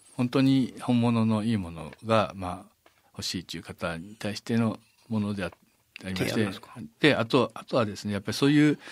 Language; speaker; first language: Japanese; native; Japanese